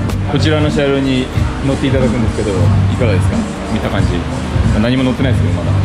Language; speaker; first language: Japanese; native; Japanese